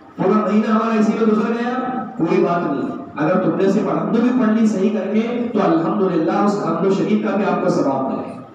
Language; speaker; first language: Urdu; native; Urdu